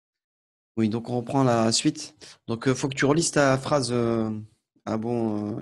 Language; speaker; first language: French; native; French